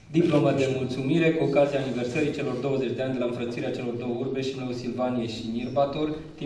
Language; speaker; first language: Romanian; native; Romanian